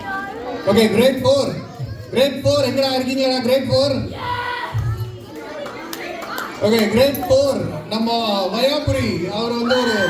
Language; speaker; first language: Tamil; native; Tamil